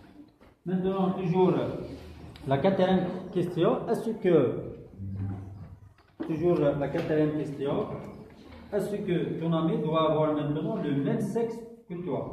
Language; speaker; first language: French; non-native, local second language; Kabyle